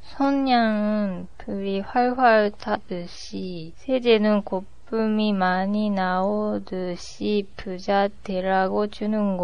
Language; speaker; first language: Korean; non-native, learner; Japanese